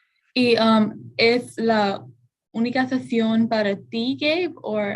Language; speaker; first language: Spanish; non-native, learner; English